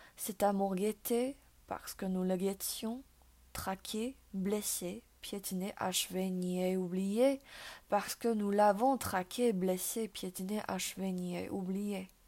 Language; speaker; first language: French; non-native, fluent; Chinese